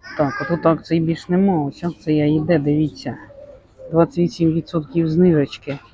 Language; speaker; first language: Ukrainian; native; Ukrainian